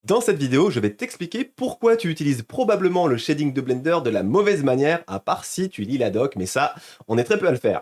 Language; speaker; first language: French; native; French